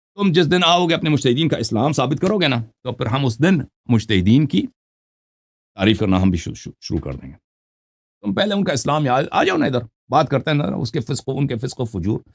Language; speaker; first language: Urdu; non-native, fluent; Persian